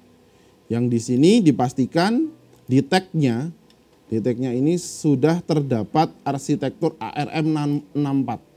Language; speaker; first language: Indonesian; native; Indonesian